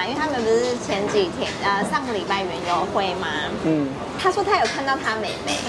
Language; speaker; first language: Chinese; native; Chinese